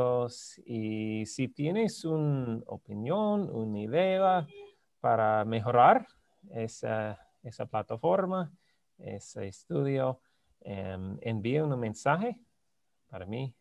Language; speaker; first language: Spanish; non-native, fluent; English